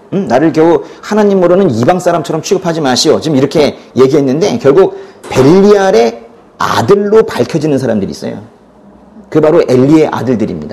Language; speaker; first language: Korean; native; Korean